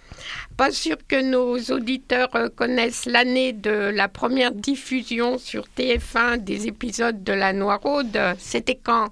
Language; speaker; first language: French; native; French